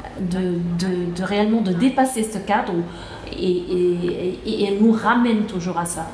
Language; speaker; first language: French; non-native, local second language; Arabic